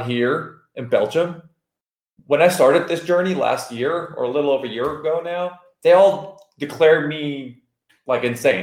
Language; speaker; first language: English; native; English